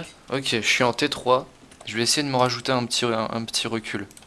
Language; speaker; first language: French; native; French